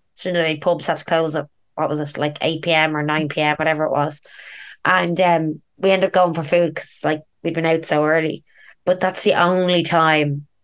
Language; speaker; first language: English; native; English